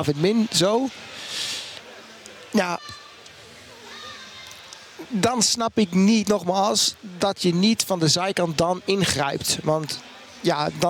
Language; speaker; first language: Dutch; native; Dutch